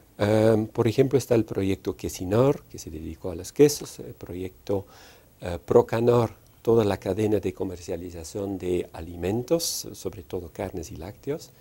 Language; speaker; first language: Spanish; non-native, fluent; Dutch